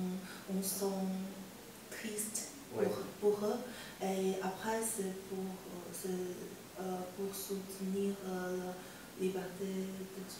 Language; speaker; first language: French; non-native, learner; Chinese